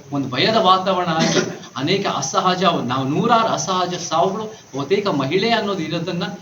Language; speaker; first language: Kannada; early bilingual, heritage; Kannada